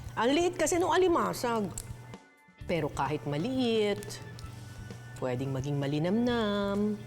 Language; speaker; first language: Filipino; native; Filipino